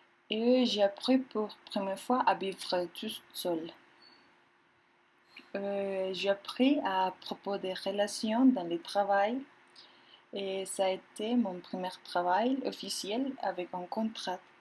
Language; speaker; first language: French; non-native, learner; Spanish